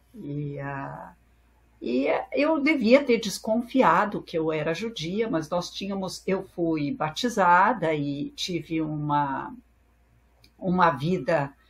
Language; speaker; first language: Portuguese; early bilingual, other home language; French